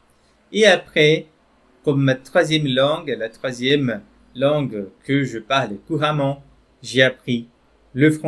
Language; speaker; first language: French; non-native, fluent; Portuguese